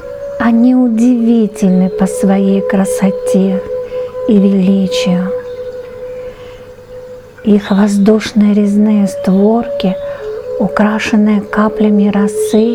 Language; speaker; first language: Russian; native; Russian